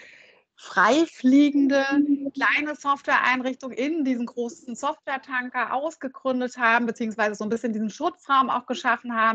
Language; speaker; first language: German; native; German